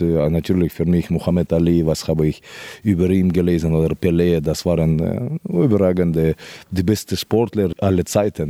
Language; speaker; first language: German; non-native, fluent; Russian